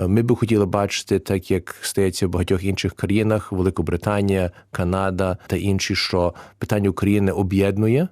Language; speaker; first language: Ukrainian; early bilingual, heritage; Ukrainian